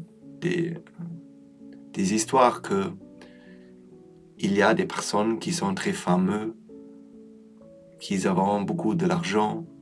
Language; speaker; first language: French; non-native, learner; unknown